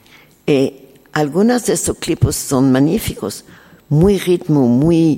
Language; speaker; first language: Spanish; non-native, learner; French